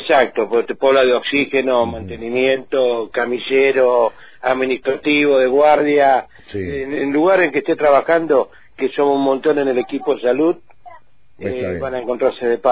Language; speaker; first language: Spanish; native; Spanish